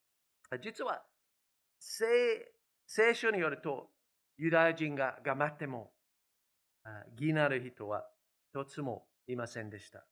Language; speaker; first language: Japanese; non-native, fluent; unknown